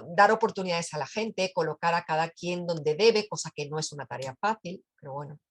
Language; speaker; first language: Spanish; native; Spanish